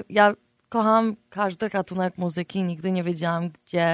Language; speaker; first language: Polish; early bilingual, heritage; Polish